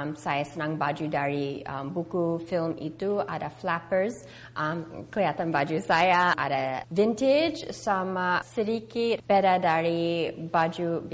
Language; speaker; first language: Indonesian; early bilingual, heritage; English